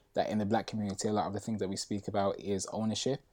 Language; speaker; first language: English; native; English